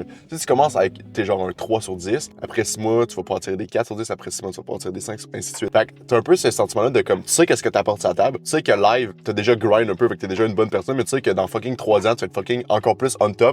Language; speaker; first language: French; native; French